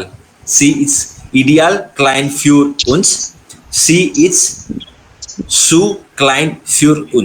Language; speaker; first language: German; non-native, learner; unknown